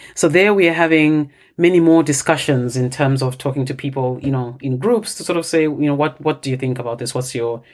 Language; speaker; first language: English; non-native, local second language; Bemba